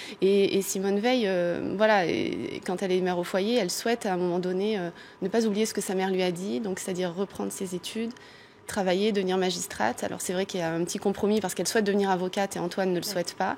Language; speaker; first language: French; native; French